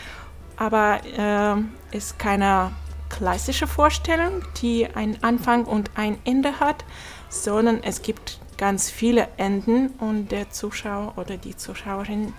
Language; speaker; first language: German; non-native, fluent; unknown